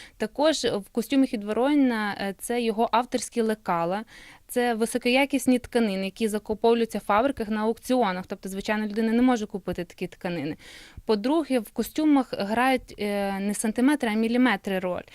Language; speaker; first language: Ukrainian; native; Ukrainian